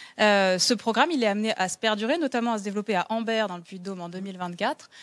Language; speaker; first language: French; native; French